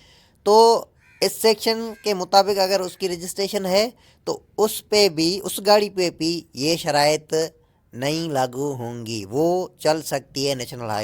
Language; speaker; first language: Urdu; native; Urdu